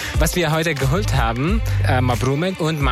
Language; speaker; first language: German; non-native, fluent; Arabic